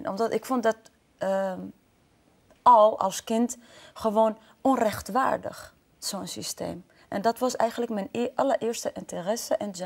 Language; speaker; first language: Dutch; non-native, fluent; Arabic